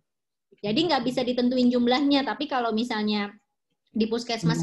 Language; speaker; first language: Indonesian; native; Indonesian